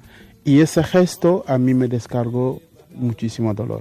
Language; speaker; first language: Spanish; non-native, fluent; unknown